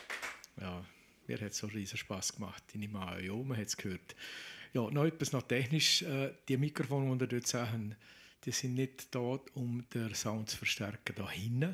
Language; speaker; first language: German; native; German